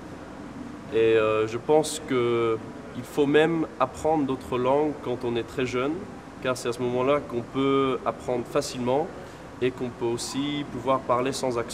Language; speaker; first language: French; non-native, fluent; English